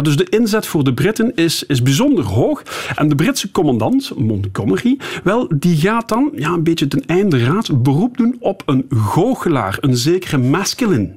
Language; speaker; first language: Dutch; native; Dutch